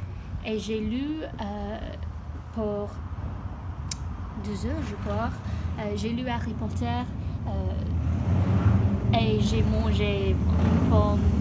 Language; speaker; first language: French; non-native, learner; English